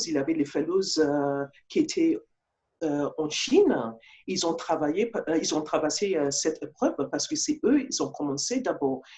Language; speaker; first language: French; non-native, fluent; English